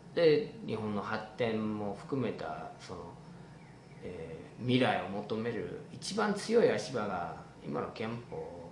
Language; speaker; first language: Japanese; non-native, fluent; English